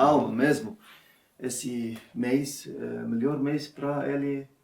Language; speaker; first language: Portuguese; non-native, learner; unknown